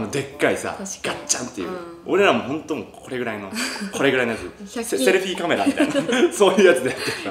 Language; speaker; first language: Japanese; native; Japanese